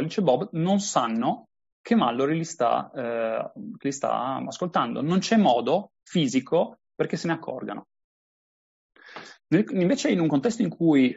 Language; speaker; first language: Italian; native; Italian